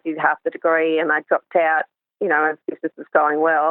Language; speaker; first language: English; native; English